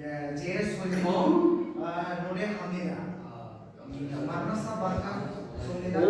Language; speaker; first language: Korean; non-native, learner; Bangla